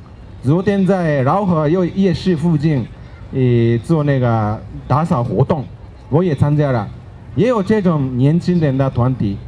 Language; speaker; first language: Chinese; non-native, fluent; Japanese